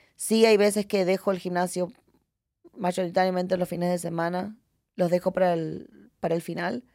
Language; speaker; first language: Spanish; native; Spanish